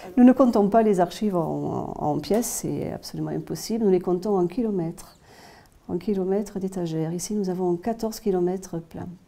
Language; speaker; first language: French; native; French